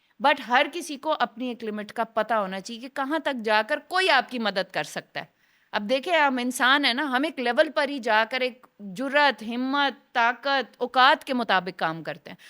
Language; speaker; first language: Urdu; non-native, local second language; Saraiki